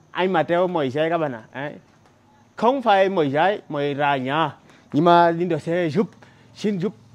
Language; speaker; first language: Vietnamese; non-native, learner; Portuguese